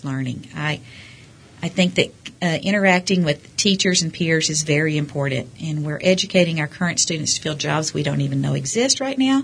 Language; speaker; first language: English; native; English